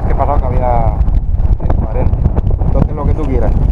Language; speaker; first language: Spanish; native; Spanish